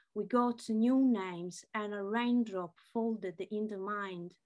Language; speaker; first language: English; non-native, fluent; Italian